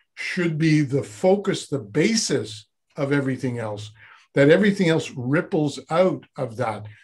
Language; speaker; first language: English; native; English